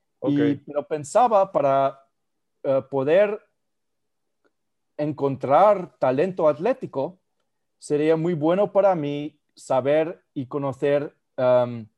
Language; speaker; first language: Spanish; non-native, fluent; German